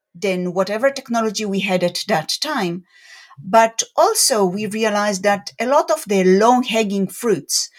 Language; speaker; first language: English; non-native, fluent; Hebrew